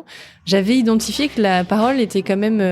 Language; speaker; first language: French; native; French